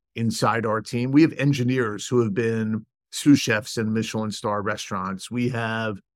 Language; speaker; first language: English; native; English